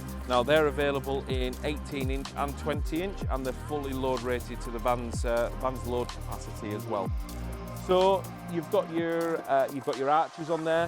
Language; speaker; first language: English; native; English